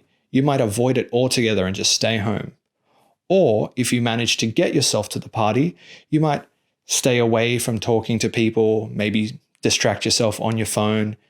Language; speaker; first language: English; native; English